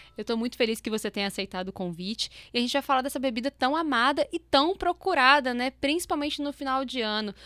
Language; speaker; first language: Portuguese; native; Portuguese